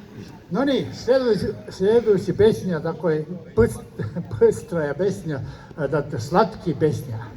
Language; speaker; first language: Russian; non-native, learner; Estonian